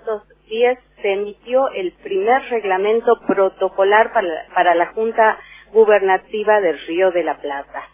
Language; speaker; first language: Spanish; native; Spanish